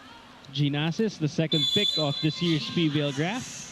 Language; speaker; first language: English; non-native, local second language; Filipino